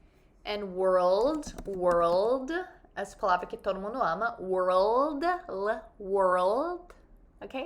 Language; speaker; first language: Portuguese; non-native, fluent; English